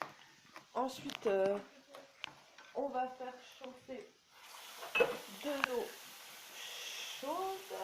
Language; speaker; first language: French; native; French